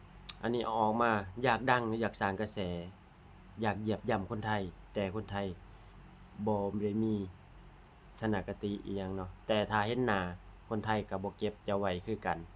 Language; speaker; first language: Thai; non-native, local second language; Lao